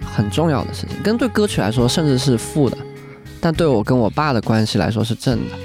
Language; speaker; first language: Chinese; non-native, local second language; Cantonese